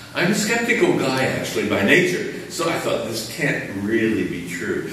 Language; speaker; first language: English; native; English